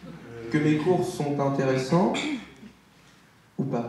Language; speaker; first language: French; native; French